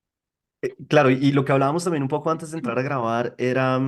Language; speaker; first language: Spanish; native; Spanish